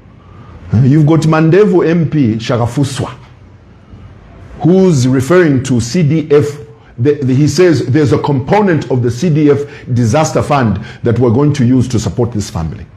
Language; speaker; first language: English; non-native, local second language; Bemba